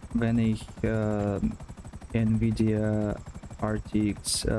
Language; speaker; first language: German; non-native, learner; Russian